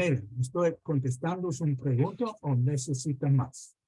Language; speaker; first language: Spanish; non-native, fluent; English